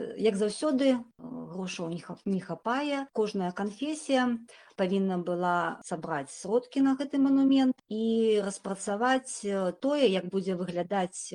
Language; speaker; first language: Belarusian; native; Belarusian